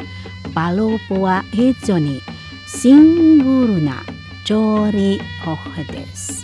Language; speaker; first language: Japanese; non-native, learner; Indonesian